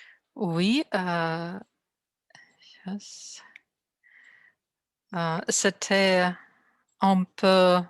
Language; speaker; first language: French; non-native, learner; Russian